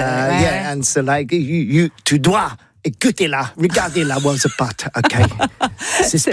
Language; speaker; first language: French; non-native, learner; English